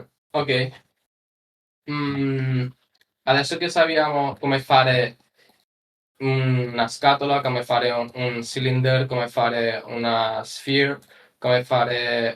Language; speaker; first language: Italian; non-native, learner; Spanish